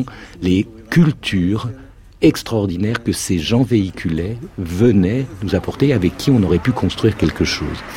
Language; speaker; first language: French; native; French